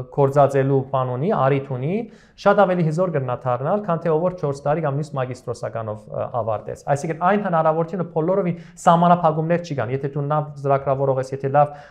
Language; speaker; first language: Armenian; early bilingual, heritage; Armenian